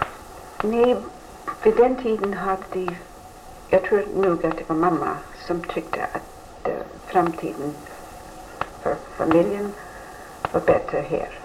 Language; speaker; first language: Swedish; early bilingual, heritage; Swedish